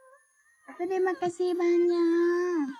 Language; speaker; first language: Indonesian; non-native, learner; Vietnamese